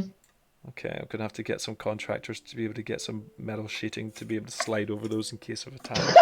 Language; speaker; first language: English; native; English